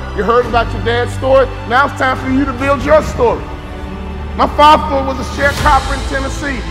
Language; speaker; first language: English; native; English